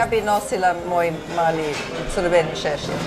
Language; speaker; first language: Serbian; early bilingual, heritage; Serbian